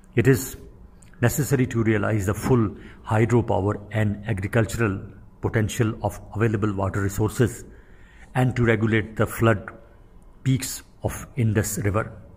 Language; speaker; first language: English; non-native, local second language; Urdu